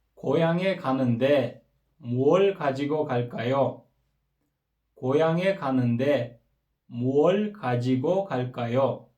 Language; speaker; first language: Korean; non-native, fluent; Kyrgyz